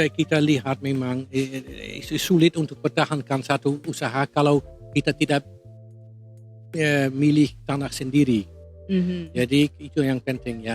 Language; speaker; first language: Indonesian; non-native, fluent; Dutch